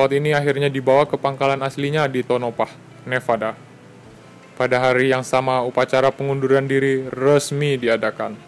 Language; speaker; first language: Indonesian; native; Indonesian